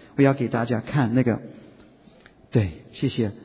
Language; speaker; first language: Chinese; non-native, fluent; English